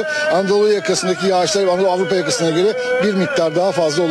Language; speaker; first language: Turkish; native; Turkish